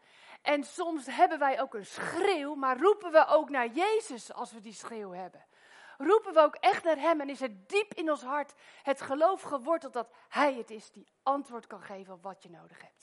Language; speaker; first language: Dutch; native; Dutch